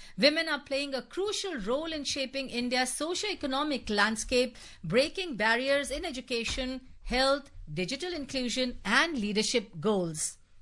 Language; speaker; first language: English; non-native, local second language; Hindi